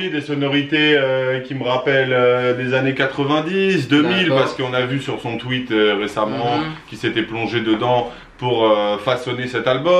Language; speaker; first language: French; native; French